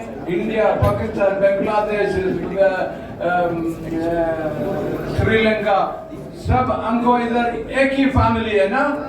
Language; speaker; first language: Hindi; non-native, local second language; Malayalam